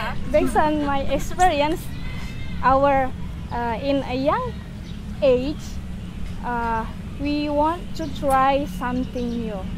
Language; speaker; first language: English; non-native, learner; Indonesian